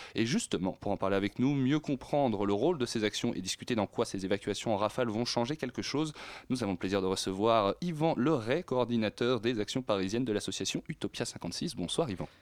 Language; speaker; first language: French; native; French